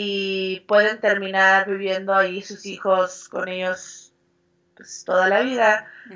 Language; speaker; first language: Spanish; early bilingual, heritage; Spanish